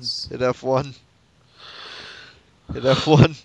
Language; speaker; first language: English; native; English